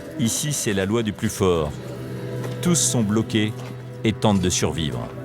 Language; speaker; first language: French; native; French